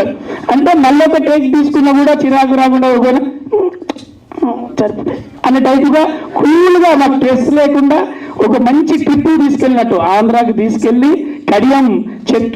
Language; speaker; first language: Telugu; native; Telugu